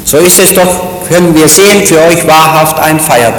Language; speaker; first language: German; native; German